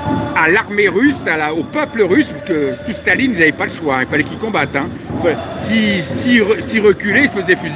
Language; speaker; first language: French; native; French